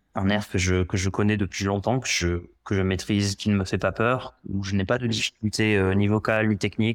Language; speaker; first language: French; native; French